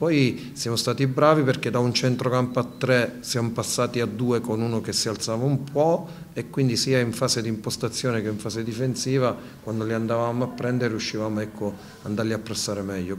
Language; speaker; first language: Italian; native; Italian